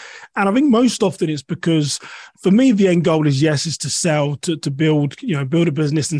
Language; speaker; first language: English; native; English